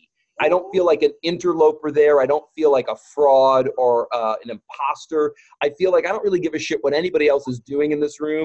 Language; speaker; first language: English; native; English